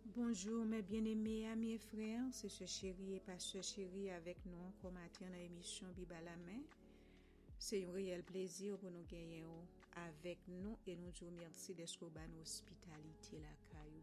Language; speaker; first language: French; non-native, local second language; Haitian Creole